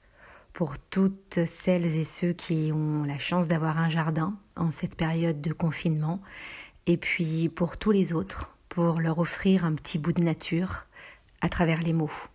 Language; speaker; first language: French; native; French